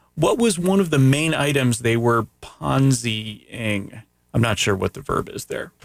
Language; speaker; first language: English; early bilingual, other home language; Greek